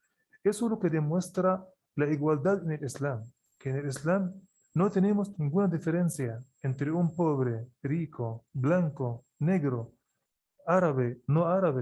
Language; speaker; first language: Spanish; non-native, fluent; Arabic